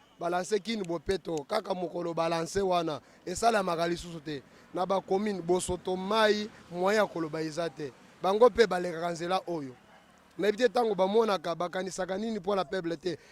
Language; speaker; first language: Lingala; native; Lingala